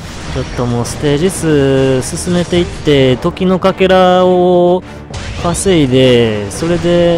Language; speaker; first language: Japanese; native; Japanese